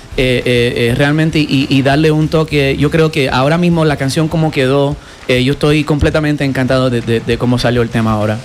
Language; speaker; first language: Spanish; non-native, fluent; English